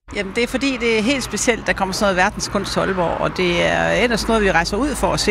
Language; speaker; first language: Danish; native; Danish